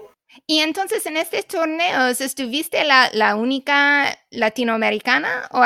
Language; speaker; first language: Spanish; non-native, fluent; English